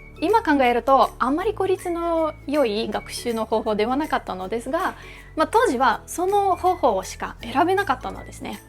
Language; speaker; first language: Japanese; non-native, fluent; Russian